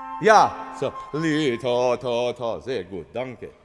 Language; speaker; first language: German; non-native, fluent; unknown